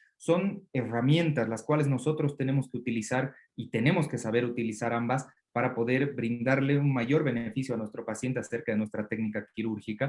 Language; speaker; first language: Spanish; native; Spanish